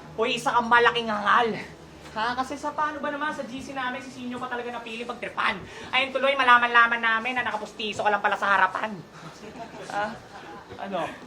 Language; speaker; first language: Filipino; non-native, local second language; Pampanga